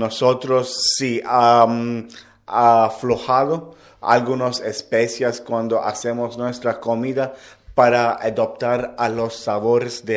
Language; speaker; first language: Spanish; non-native, learner; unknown